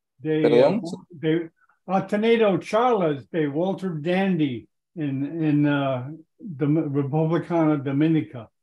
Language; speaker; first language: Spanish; non-native, learner; English